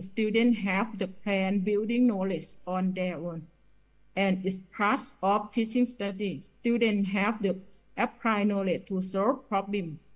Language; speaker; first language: English; non-native, learner; Thai